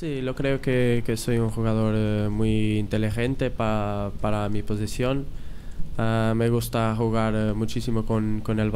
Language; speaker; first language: Spanish; non-native, learner; Portuguese